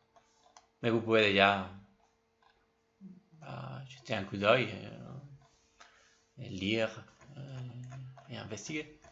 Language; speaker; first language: French; non-native, fluent; Spanish